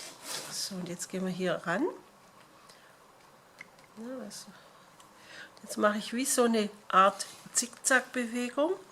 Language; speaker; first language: German; native; German